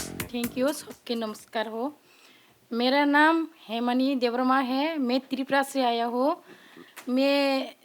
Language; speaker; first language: Hindi; non-native, local second language; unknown